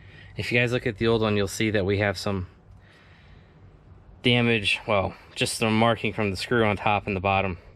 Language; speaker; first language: English; native; English